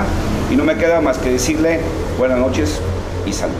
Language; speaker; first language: Spanish; native; Spanish